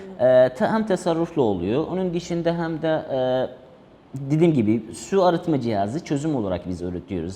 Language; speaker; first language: Turkish; non-native, fluent; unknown